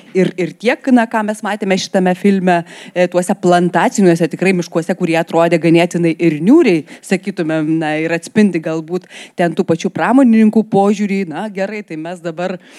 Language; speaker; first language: Lithuanian; native; Lithuanian